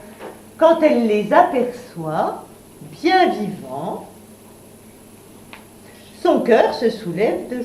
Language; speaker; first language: French; native; French